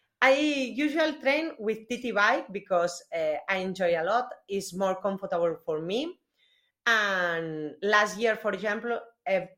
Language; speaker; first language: English; non-native, learner; Spanish